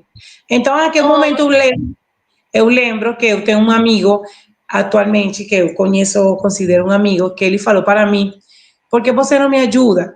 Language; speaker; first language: Portuguese; non-native, learner; Spanish